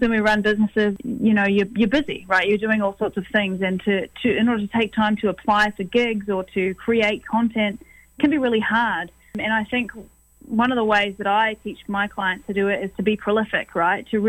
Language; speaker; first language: English; native; English